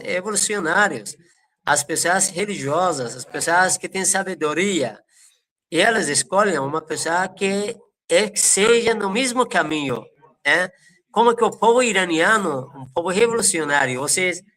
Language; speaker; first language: Portuguese; non-native, fluent; Persian